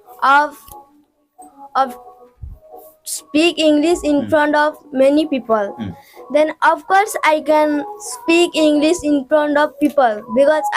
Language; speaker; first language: English; non-native, learner; Odia